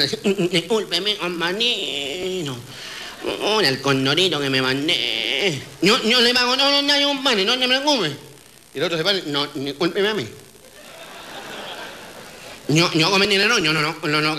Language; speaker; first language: Spanish; native; Spanish